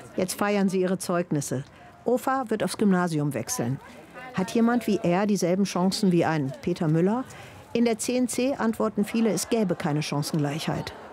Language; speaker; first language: German; native; German